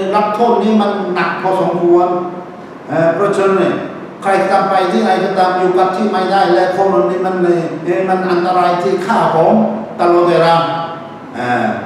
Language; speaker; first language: Thai; non-native, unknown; Korean